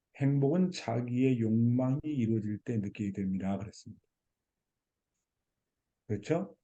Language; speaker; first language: Korean; native; Korean